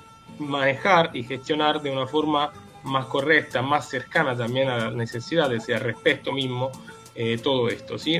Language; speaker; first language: Spanish; native; Spanish